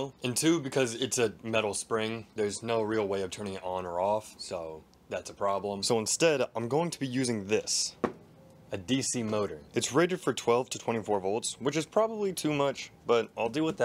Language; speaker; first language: English; native; English